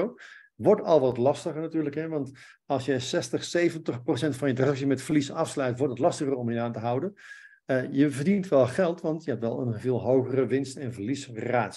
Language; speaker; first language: Dutch; native; Dutch